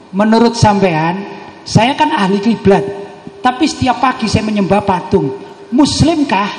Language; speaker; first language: Indonesian; native; Indonesian